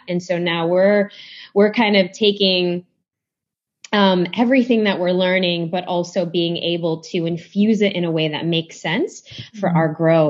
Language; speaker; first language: English; native; English